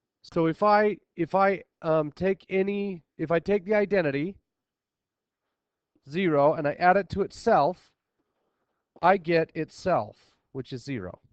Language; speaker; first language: English; native; English